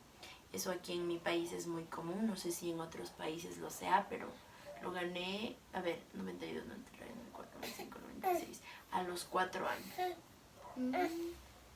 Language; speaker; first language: Spanish; native; Spanish